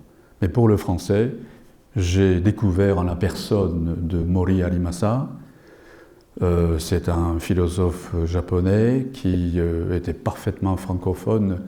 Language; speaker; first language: French; non-native, fluent; Japanese